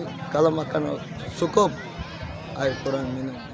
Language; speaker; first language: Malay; non-native, learner; Rohingya